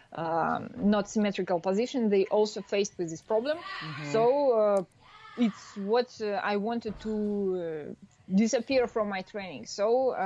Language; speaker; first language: English; non-native, learner; Russian